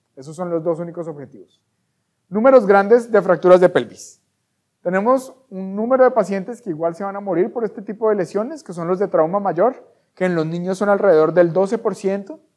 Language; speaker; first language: Spanish; native; Spanish